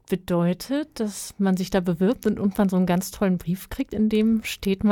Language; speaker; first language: German; native; German